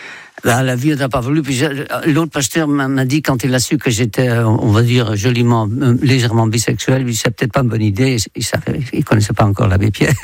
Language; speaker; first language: French; non-native, fluent; Dutch